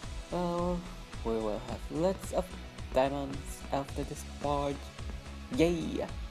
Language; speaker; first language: English; non-native, learner; German